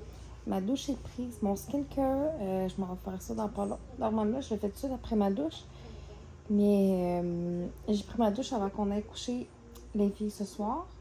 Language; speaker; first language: French; native; French